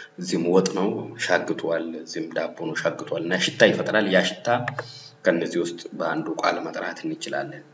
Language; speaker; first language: Amharic; non-native, local second language; Oromo